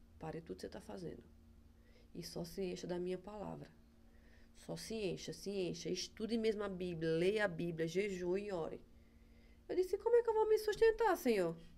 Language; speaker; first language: Portuguese; native; Portuguese